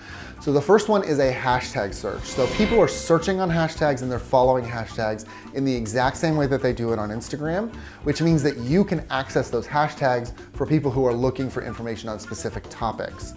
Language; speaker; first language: English; native; English